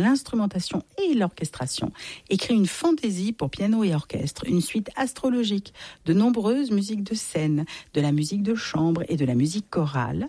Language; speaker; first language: French; native; French